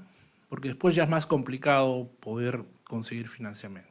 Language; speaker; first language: Spanish; native; Spanish